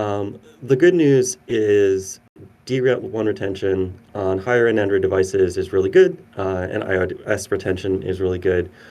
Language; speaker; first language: English; native; English